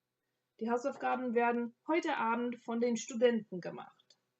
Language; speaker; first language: German; non-native, fluent; English